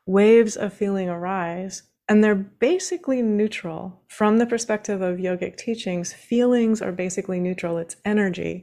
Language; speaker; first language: English; native; English